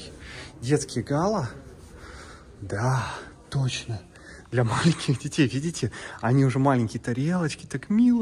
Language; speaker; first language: Russian; native; Russian